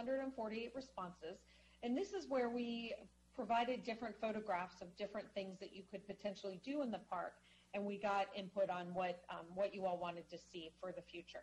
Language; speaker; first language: English; native; English